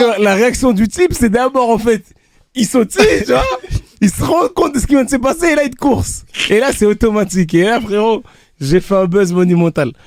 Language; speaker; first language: French; early bilingual, other home language; Haitian Creole